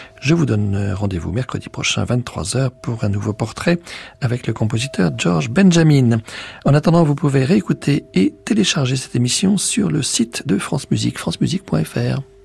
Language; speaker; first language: French; native; French